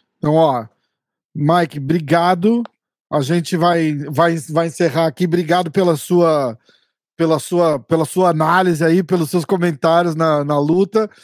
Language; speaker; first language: Portuguese; native; Portuguese